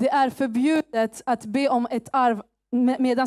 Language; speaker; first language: Swedish; early bilingual, other home language; Kinyarwanda